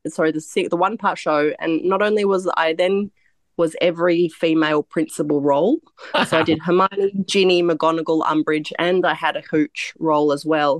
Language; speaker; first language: English; non-native, local second language; Croatian